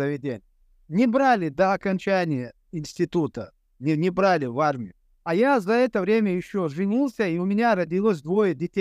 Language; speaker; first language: Russian; non-native, local second language; Chechen